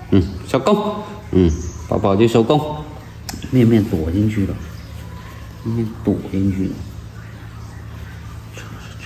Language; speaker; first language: Chinese; native; Chinese